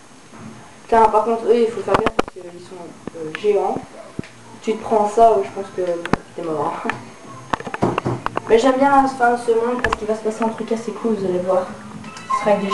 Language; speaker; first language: French; native; French